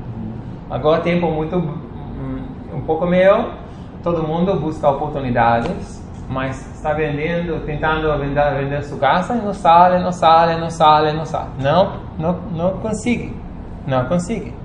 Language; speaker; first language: Portuguese; non-native, fluent; Spanish